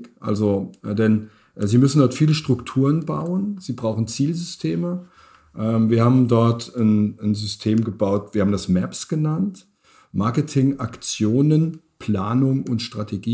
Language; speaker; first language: German; native; German